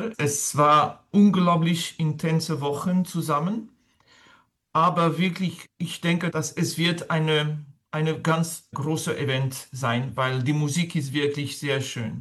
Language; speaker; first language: German; non-native, fluent; French